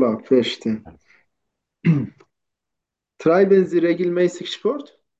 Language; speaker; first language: German; non-native, fluent; Turkish